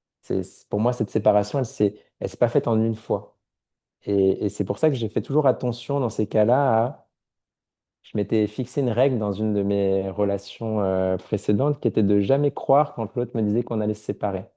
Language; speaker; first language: French; native; French